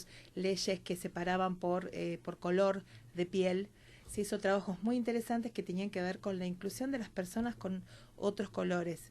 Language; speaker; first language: Spanish; native; Spanish